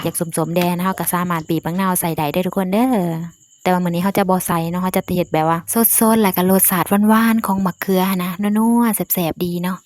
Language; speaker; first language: Thai; non-native, local second language; Lao